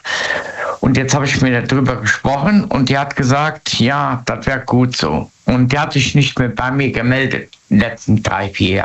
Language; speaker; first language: German; native; German